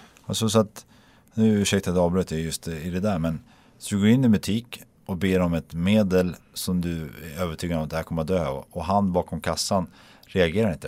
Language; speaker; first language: Swedish; native; Swedish